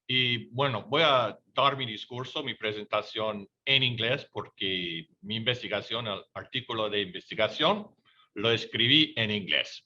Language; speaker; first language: Spanish; non-native, fluent; English